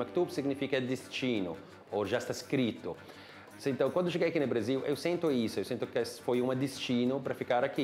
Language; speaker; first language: Portuguese; non-native, learner; Arabic